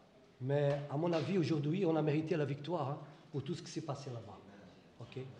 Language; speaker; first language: French; non-native, fluent; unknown